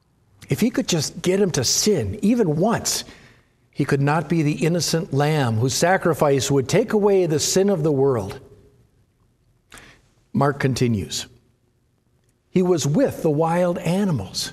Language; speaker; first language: English; native; English